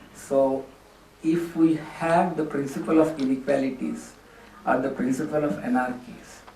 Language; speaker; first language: English; non-native, local second language; Hindi